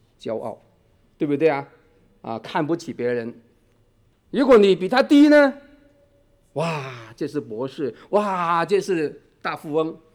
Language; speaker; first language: Chinese; non-native, local second language; Cantonese